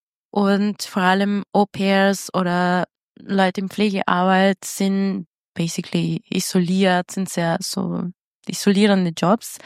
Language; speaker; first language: German; non-native, fluent; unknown